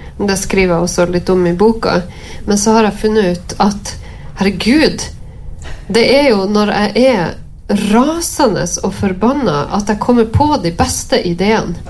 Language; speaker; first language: Norwegian; native; Norwegian